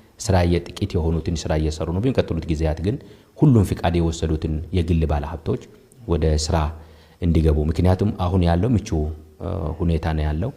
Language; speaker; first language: Amharic; non-native, local second language; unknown